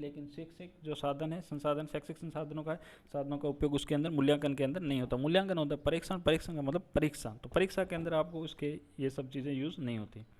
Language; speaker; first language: Hindi; non-native, local second language; Gujarati